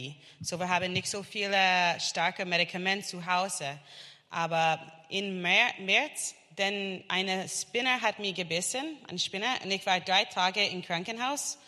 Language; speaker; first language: German; non-native, learner; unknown